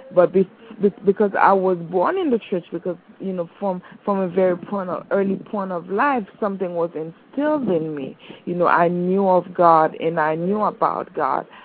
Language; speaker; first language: English; non-native, fluent; Haitian Creole